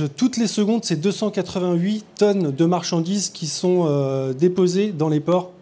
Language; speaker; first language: French; native; French